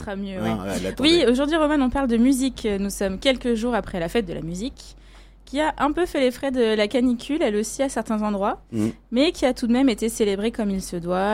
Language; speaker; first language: French; native; French